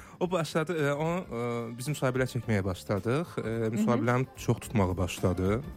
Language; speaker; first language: Azerbaijani; native; Azerbaijani